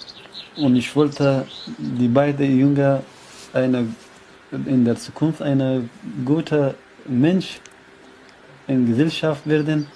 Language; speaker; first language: German; non-native, learner; Persian